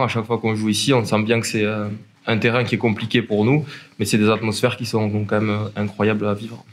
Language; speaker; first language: French; native; French